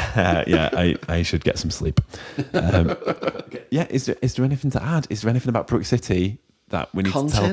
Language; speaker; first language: English; native; English